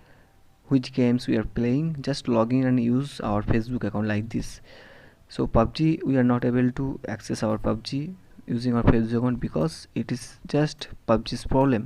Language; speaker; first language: English; non-native, local second language; Hindi